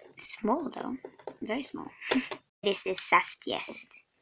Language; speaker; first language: English; non-native, fluent; Swedish